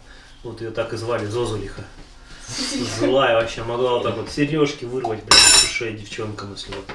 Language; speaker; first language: Russian; native; Russian